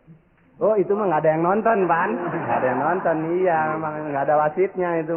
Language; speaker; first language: Indonesian; native; Indonesian